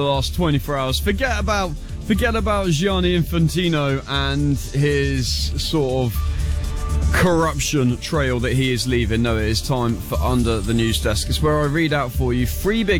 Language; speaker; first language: English; native; English